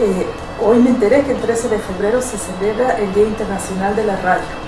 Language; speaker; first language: Spanish; native; Spanish